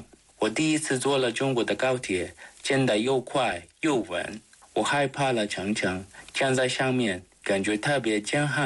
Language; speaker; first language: Chinese; non-native, fluent; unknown